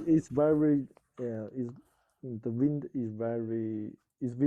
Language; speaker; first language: English; non-native, learner; Chinese